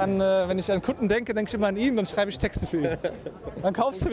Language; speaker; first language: German; native; German